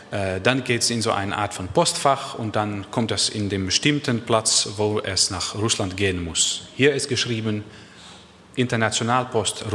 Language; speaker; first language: German; non-native, learner; Dutch